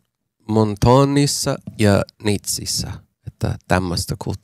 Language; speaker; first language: Finnish; non-native, learner; English